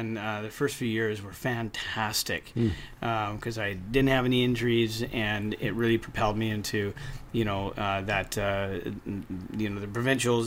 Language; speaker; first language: English; native; English